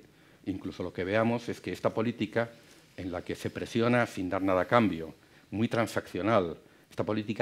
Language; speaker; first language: Spanish; native; Spanish